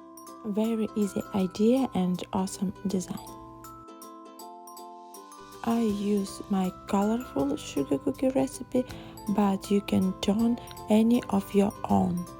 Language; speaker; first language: English; non-native, learner; Russian